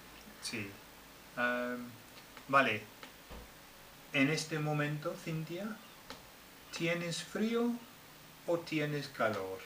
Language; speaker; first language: Spanish; non-native, fluent; English